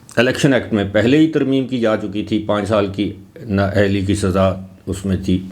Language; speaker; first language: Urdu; non-native, local second language; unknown